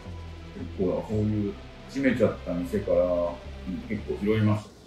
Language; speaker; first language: Japanese; native; Japanese